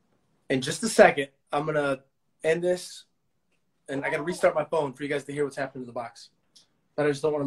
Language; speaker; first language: English; native; English